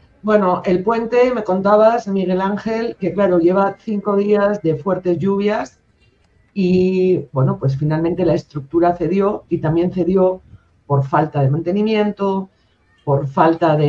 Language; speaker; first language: Spanish; native; Spanish